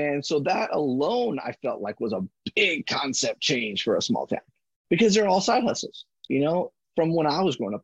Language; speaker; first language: English; native; English